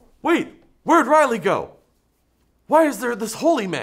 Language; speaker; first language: English; native; English